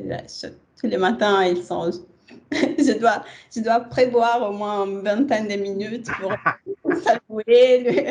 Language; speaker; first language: French; non-native, fluent; Italian